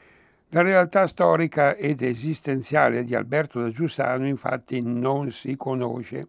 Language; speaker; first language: Italian; native; Italian